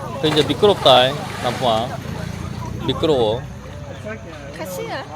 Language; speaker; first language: Korean; native; Korean